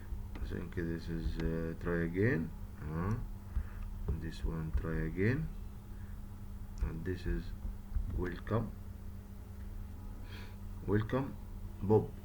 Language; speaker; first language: English; non-native, fluent; Arabic